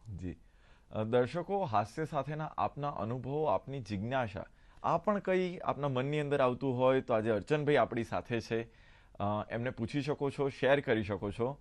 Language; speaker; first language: Gujarati; native; Gujarati